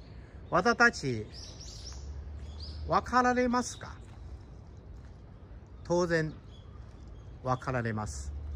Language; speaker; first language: Japanese; non-native, fluent; Chinese